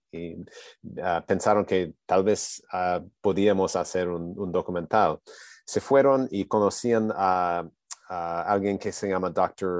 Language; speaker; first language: Spanish; non-native, learner; English